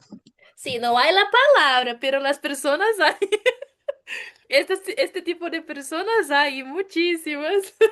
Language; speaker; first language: Spanish; non-native, fluent; Portuguese